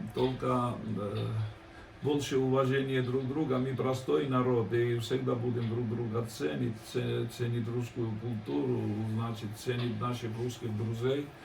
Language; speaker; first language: Russian; non-native, fluent; Georgian